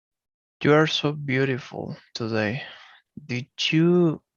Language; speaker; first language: English; non-native, learner; Portuguese